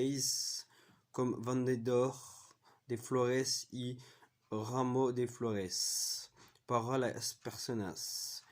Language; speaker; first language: Spanish; non-native, learner; French